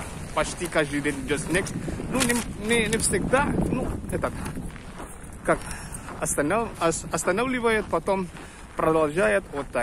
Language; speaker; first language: Russian; non-native, learner; Indonesian